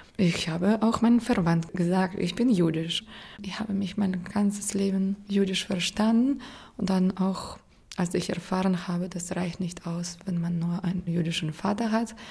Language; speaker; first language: German; non-native, fluent; Russian